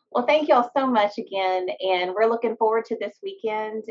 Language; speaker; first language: English; native; English